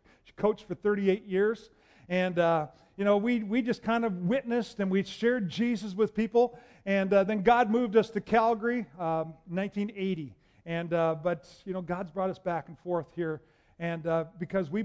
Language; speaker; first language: English; native; English